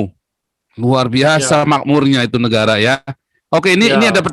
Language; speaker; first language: Indonesian; native; Indonesian